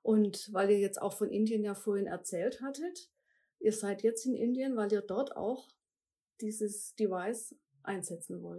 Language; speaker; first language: German; native; German